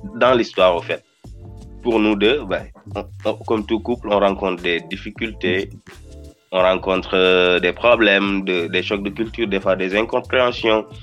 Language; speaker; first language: French; non-native, local second language; Wolof